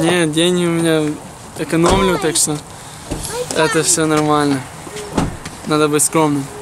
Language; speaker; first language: Russian; early bilingual, heritage; Russian